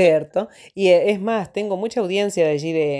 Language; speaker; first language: Spanish; native; Spanish